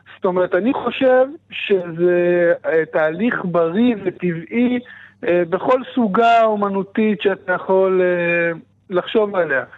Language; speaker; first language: Hebrew; native; Hebrew